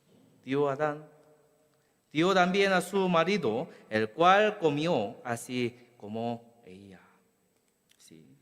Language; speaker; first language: Spanish; non-native, learner; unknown